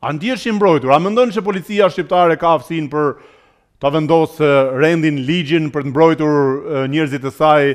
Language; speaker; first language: Albanian; native; Albanian